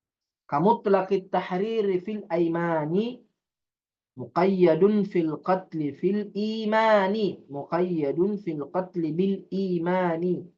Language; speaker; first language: Arabic; non-native, fluent; Indonesian